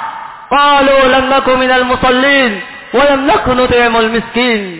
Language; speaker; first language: Arabic; non-native, learner; Indonesian